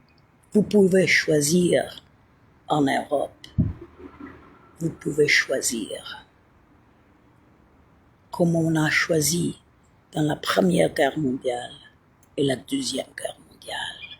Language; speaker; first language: French; non-native, fluent; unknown